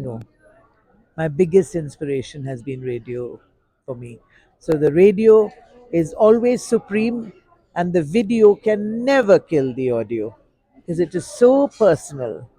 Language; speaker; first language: English; non-native, local second language; Tamil